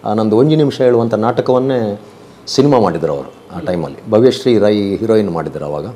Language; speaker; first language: Kannada; non-native, local second language; Tulu